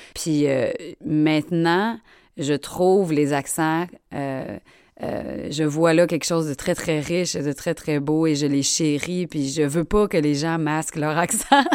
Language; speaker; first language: French; native; French